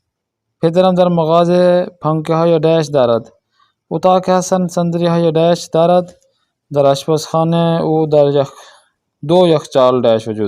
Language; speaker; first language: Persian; non-native, fluent; Urdu